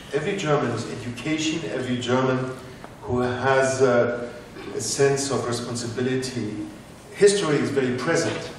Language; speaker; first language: English; non-native, fluent; German